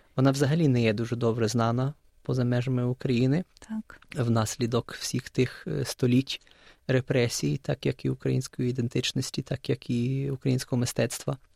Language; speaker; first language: Ukrainian; early bilingual, other home language; English